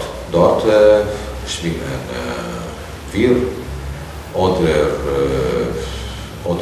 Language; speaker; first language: German; non-native, learner; Spanish